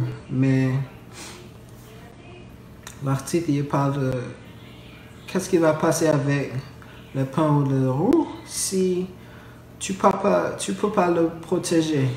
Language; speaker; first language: French; non-native, learner; English